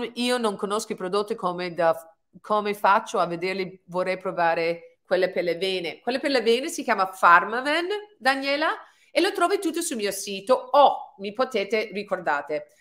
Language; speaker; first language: Italian; non-native, fluent; English